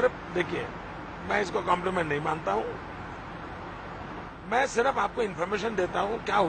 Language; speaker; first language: Hindi; non-native, local second language; Gujarati